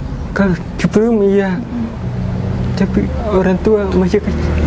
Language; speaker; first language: Indonesian; non-native, local second language; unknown